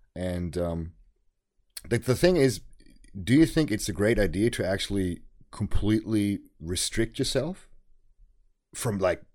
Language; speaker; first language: English; non-native, fluent; German